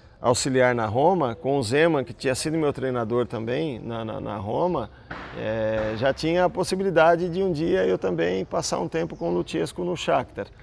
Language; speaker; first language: Portuguese; native; Portuguese